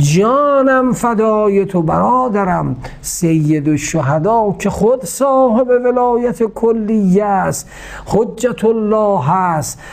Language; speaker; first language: Persian; native; Persian